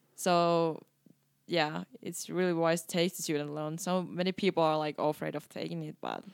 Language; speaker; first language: English; non-native, fluent; Finnish